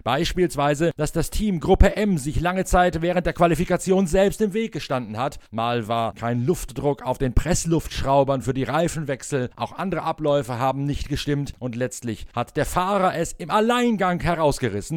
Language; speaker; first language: German; native; German